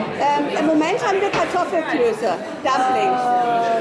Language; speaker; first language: German; native; German